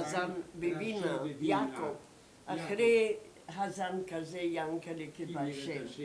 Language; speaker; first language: Hebrew; non-native, learner; German